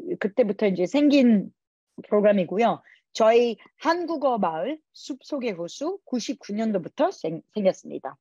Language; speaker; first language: Korean; non-native, fluent; Hebrew